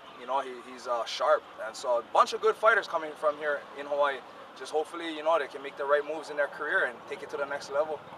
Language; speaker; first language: English; native; English